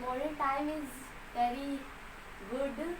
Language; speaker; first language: English; non-native, learner; Hindi